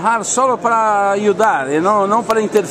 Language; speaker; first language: Spanish; non-native, fluent; Portuguese